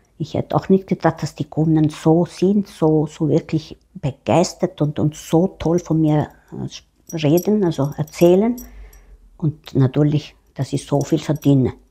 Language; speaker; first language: German; non-native, fluent; Italian